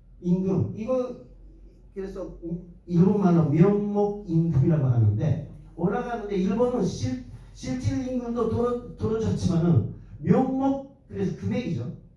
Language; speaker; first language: Korean; non-native, fluent; Japanese